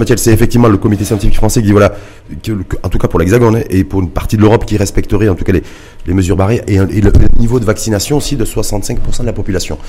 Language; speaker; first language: French; non-native, local second language; Arabic